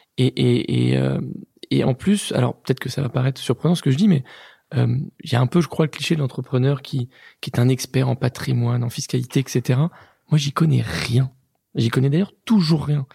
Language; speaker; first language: French; native; French